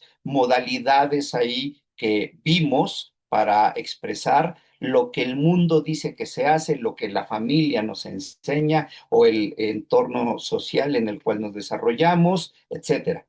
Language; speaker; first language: Spanish; native; Spanish